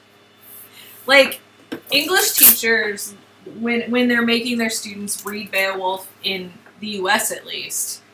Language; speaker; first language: English; native; English